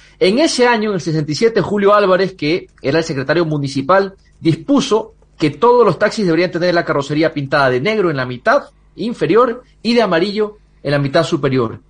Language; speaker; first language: Spanish; native; Spanish